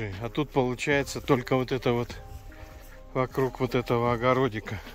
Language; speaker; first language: Russian; native; Russian